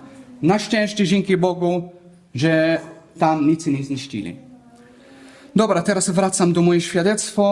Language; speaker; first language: Polish; non-native, learner; Arabic